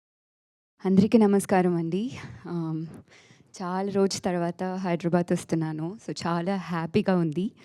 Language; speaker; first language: Telugu; non-native, fluent; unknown